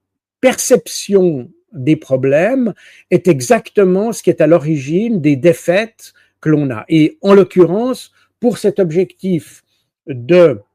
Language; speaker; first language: French; native; French